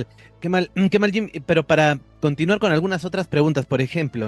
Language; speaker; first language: Spanish; native; Spanish